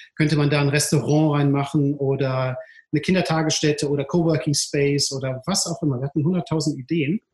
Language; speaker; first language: German; native; German